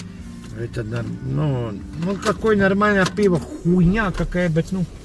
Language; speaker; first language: Russian; native; Russian